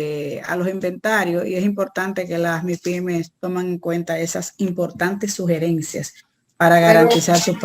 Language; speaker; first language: Spanish; native; Spanish